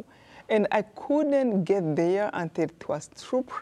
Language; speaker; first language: English; non-native, local second language; Kinyarwanda